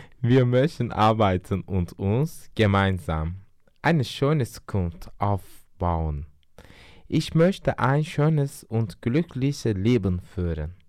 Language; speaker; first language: German; non-native, learner; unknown